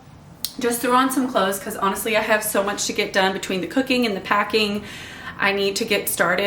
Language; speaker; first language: English; native; English